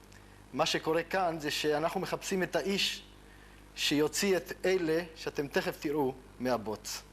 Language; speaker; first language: Hebrew; native; Hebrew